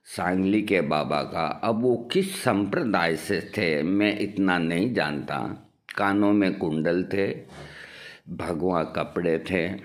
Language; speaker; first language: Hindi; native; Hindi